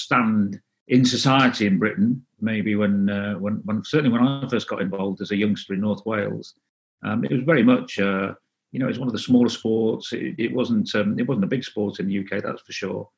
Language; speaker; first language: English; non-native, local second language; Welsh